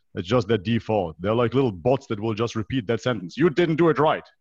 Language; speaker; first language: English; non-native, fluent; Macedonian